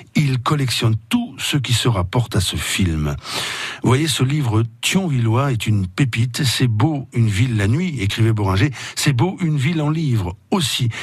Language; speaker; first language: French; native; French